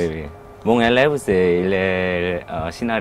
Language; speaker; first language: French; non-native, learner; Korean